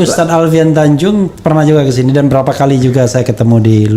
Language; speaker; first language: Indonesian; native; Indonesian